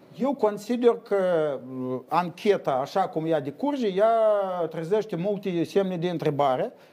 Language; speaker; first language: Romanian; native; Romanian